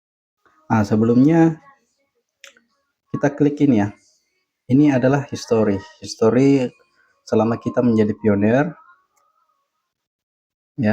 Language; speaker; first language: Indonesian; native; Indonesian